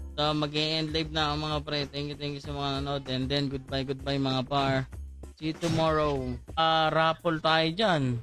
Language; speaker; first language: Filipino; non-native, local second language; Cebuano